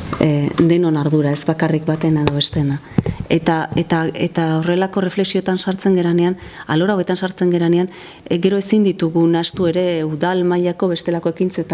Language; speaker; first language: Basque; native; Basque